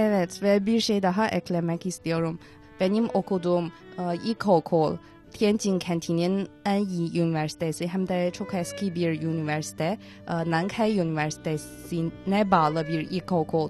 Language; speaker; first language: Turkish; non-native, fluent; Chinese